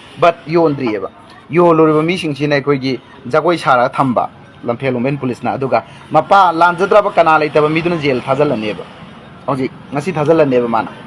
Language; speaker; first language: Manipuri; native; Manipuri